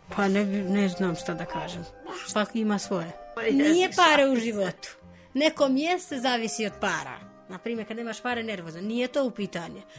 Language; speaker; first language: Serbian; non-native, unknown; Albanian